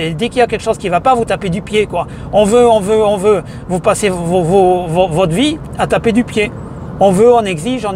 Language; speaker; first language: French; native; French